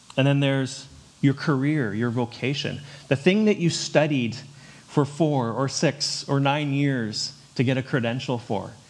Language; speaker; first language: English; native; English